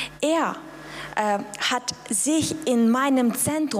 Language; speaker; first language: German; non-native, fluent; Russian